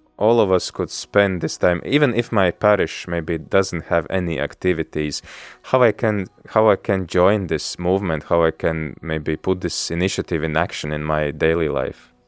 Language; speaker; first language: English; non-native, fluent; Latvian